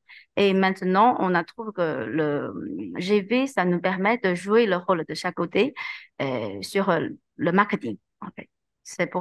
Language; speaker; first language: French; non-native, learner; Chinese